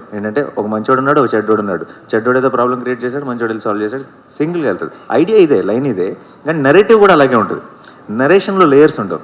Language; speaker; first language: Telugu; native; Telugu